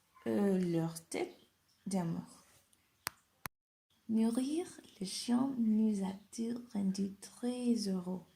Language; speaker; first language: French; non-native, learner; Spanish